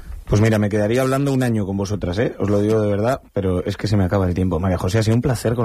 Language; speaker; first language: Spanish; native; Spanish